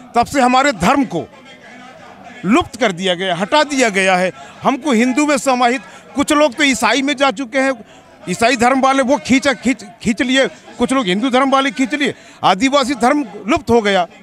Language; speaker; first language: Hindi; native; Hindi